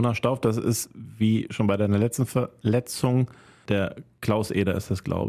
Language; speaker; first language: German; native; German